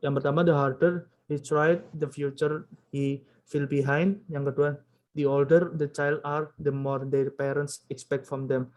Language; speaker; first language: English; non-native, learner; Indonesian